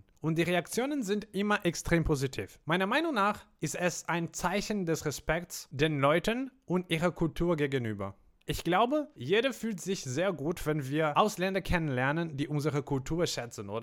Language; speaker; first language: German; non-native, fluent; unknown